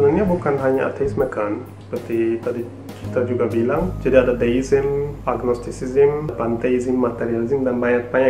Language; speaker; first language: Indonesian; non-native, fluent; Turkish